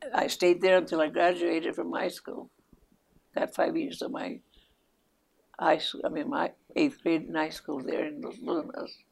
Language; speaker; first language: English; early bilingual, other home language; Spanish